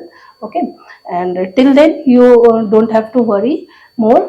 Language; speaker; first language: English; non-native, learner; Hindi